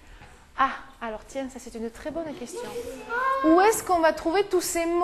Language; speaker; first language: French; native; French